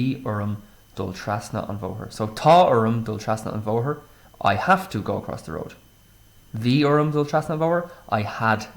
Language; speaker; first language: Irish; non-native, local second language; English